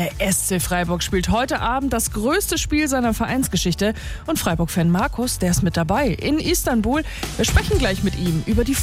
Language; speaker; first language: German; native; German